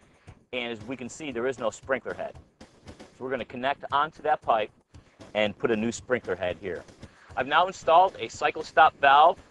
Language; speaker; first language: English; native; English